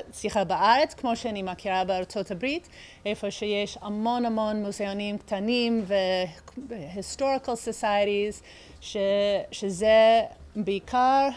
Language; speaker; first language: Hebrew; early bilingual, heritage; English